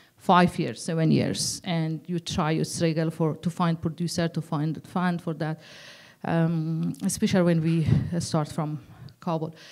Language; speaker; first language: English; non-native, learner; Persian